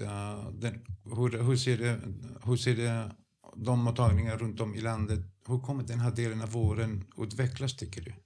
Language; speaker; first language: Swedish; non-native, fluent; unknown